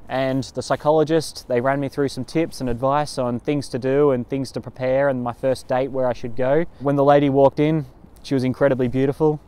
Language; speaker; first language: English; native; English